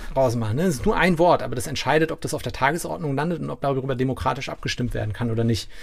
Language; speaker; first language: German; native; German